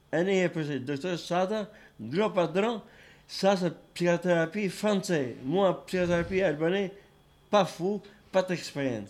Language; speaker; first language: French; non-native, learner; Albanian